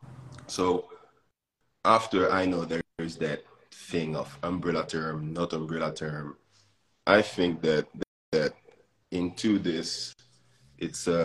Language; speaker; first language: English; non-native, fluent; French